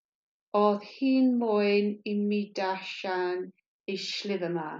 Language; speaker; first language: Welsh; non-native, learner; English